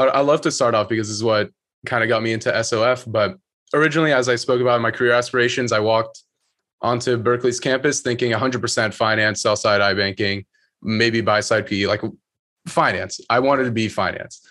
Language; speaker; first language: English; native; English